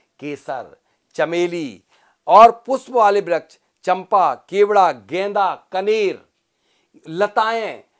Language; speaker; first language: Hindi; native; Hindi